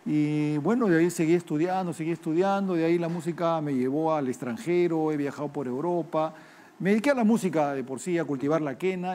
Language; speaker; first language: Spanish; native; Spanish